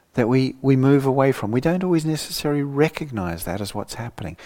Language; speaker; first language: English; native; English